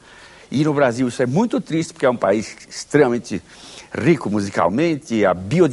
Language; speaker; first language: Portuguese; native; Portuguese